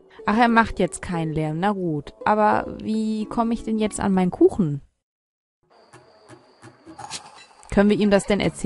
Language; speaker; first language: German; native; German